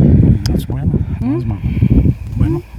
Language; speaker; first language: Spanish; non-native, learner; Portuguese